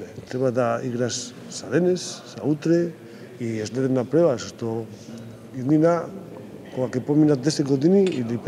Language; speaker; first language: Macedonian; non-native, learner; Spanish